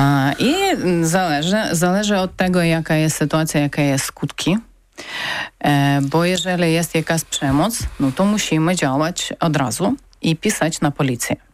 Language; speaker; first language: Polish; non-native, learner; Ukrainian